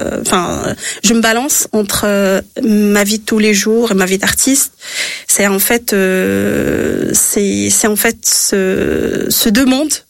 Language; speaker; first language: French; non-native, local second language; Arabic